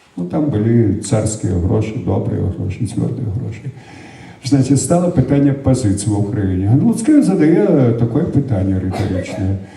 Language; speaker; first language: Belarusian; native; Belarusian